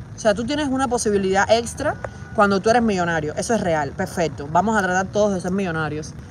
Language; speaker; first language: Spanish; native; Spanish